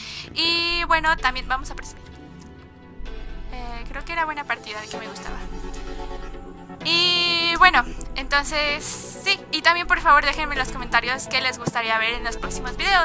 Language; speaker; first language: Spanish; native; Spanish